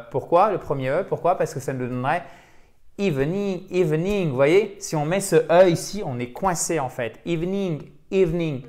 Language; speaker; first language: French; native; French